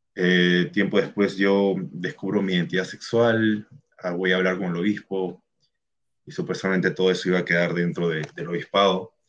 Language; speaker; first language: Spanish; native; Spanish